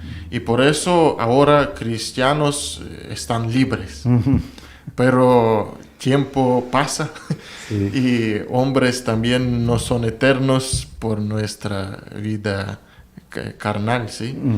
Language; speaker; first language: Spanish; non-native, learner; Russian